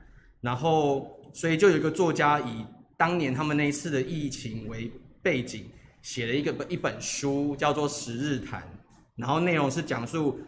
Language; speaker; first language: Chinese; native; Chinese